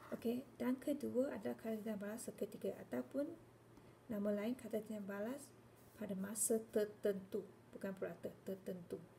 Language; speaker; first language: Malay; non-native, local second language; Chinese